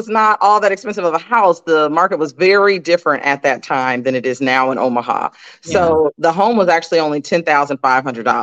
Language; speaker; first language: English; native; English